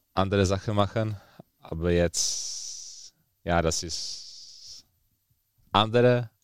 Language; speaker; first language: German; non-native, fluent; Czech